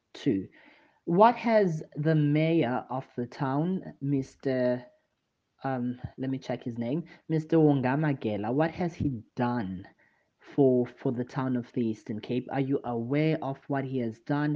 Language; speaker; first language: English; non-native, local second language; Xhosa